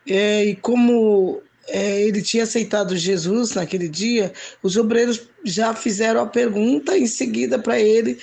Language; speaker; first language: Portuguese; native; Portuguese